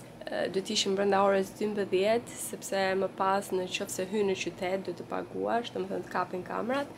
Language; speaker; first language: Albanian; early bilingual, heritage; Albanian